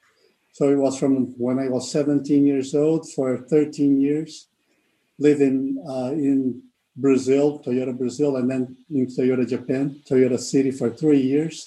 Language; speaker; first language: English; non-native, fluent; Portuguese